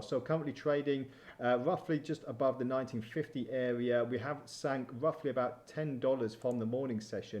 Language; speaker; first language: English; native; English